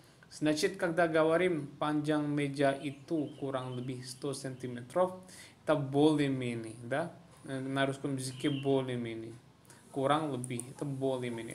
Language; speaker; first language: Russian; non-native, fluent; Indonesian